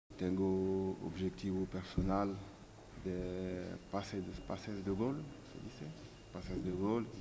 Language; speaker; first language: Spanish; non-native, learner; French